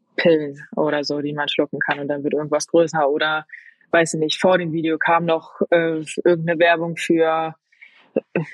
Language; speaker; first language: German; native; German